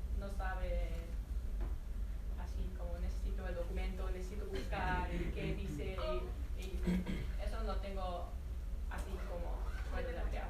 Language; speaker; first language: Spanish; non-native, fluent; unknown